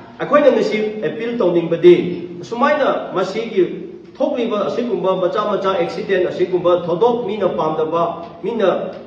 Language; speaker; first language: Manipuri; non-native, local second language; Tangkhul Naga (India)